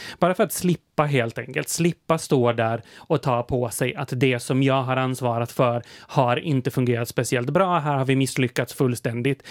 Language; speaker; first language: Swedish; native; Swedish